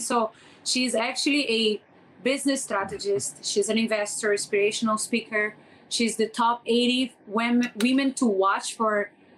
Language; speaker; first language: English; non-native, fluent; Portuguese